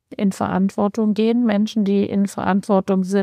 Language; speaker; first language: German; native; German